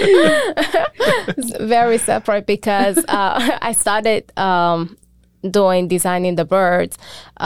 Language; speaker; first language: English; non-native, fluent; Mandingo